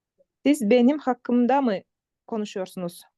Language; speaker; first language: Turkish; non-native, learner; Kyrgyz